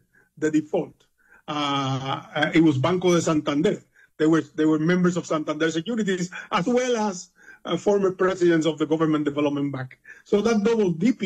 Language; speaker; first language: English; non-native, fluent; Spanish